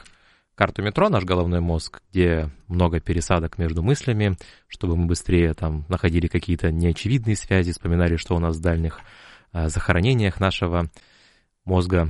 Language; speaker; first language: Russian; native; Russian